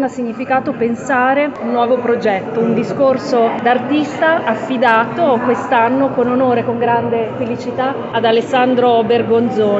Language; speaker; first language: Italian; native; Italian